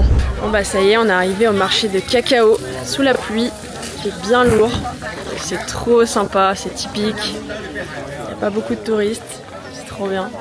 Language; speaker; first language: French; native; French